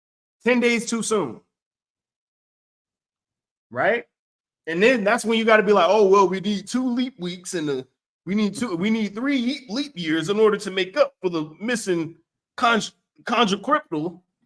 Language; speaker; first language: English; native; English